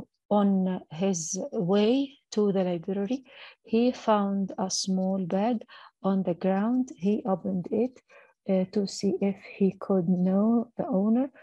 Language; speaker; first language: English; non-native, fluent; Arabic